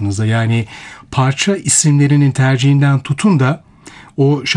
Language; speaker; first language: Turkish; native; Turkish